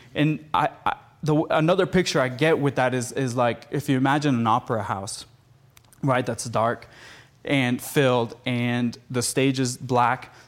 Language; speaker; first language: English; early bilingual, other home language; Spanish